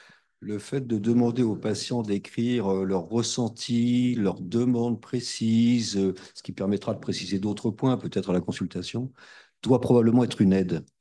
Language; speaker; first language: French; native; French